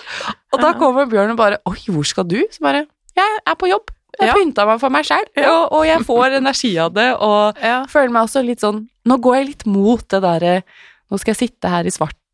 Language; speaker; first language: Norwegian; native; Norwegian